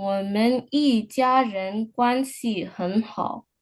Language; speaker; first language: Chinese; non-native, fluent; English